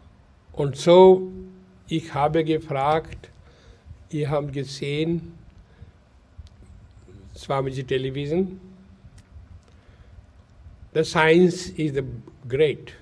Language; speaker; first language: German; non-native, learner; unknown